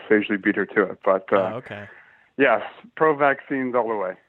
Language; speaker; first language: English; native; English